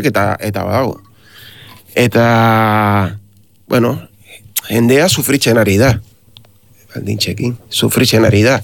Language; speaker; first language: Basque; non-native, learner; Spanish